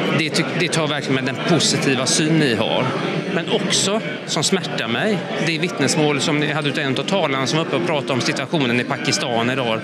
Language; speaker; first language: Swedish; native; Swedish